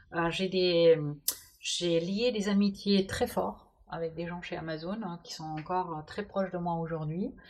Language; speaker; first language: French; non-native, fluent; German